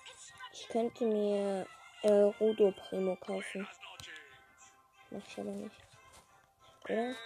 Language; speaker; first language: German; native; German